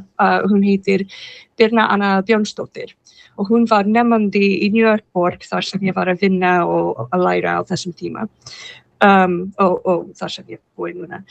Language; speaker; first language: Icelandic; non-native, fluent; English